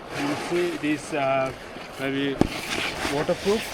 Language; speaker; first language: English; non-native, learner; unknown